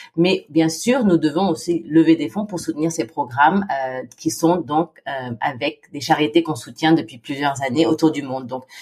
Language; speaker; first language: French; non-native, fluent; Filipino